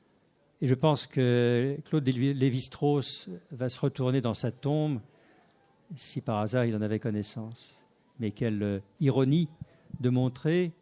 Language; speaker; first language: French; native; French